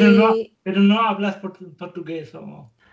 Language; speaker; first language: Spanish; non-native, learner; German